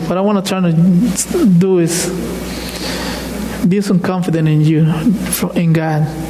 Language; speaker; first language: English; non-native, fluent; Spanish